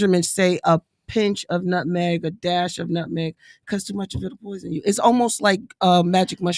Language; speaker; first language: English; native; English